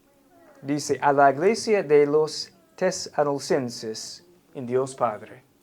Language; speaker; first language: Spanish; non-native, fluent; English